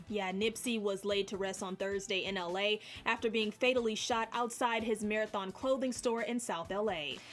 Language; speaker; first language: Swedish; native; Swedish